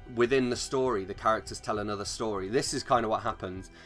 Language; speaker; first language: English; native; English